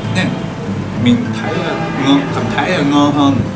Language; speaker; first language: Vietnamese; non-native, learner; Japanese